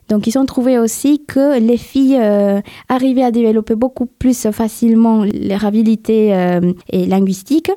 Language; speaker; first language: French; non-native, fluent; Spanish